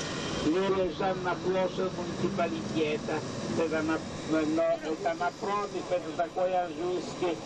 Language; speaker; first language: Russian; non-native, fluent; Italian